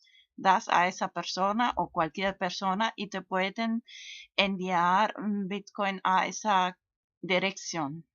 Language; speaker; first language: Spanish; non-native, learner; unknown